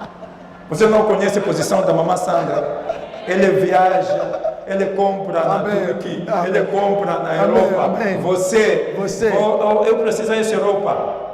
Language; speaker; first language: Portuguese; non-native, learner; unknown